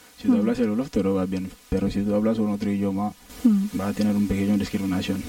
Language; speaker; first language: Spanish; non-native, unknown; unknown